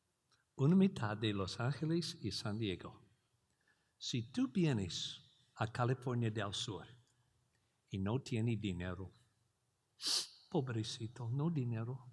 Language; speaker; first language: Spanish; non-native, learner; English